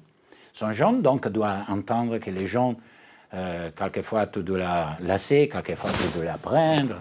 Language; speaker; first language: French; non-native, learner; Italian